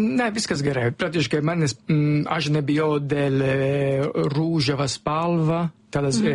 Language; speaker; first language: Lithuanian; non-native, fluent; Italian